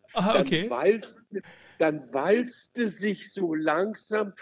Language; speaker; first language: German; native; German